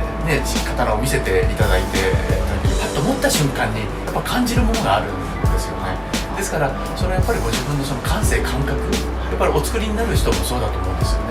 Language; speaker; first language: Japanese; native; Japanese